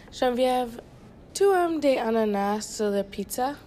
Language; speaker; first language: French; non-native, learner; English